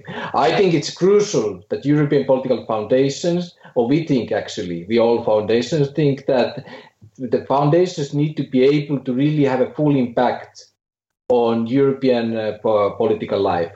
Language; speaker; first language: English; non-native, fluent; Finnish